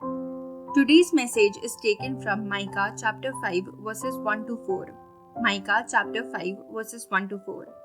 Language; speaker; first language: English; non-native, local second language; Malayalam